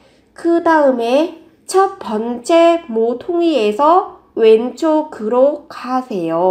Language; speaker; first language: Korean; non-native, fluent; Vietnamese